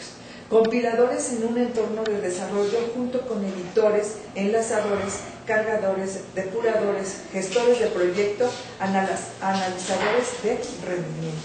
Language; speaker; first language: Spanish; native; Spanish